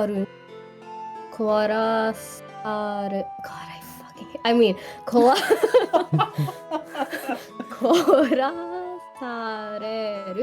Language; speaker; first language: Japanese; non-native, learner; English